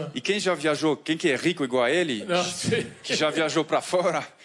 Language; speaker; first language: Portuguese; non-native, fluent; French